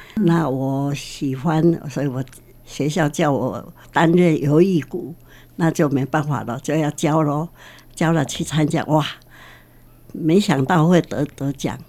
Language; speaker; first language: Chinese; non-native, local second language; Min Nan Chinese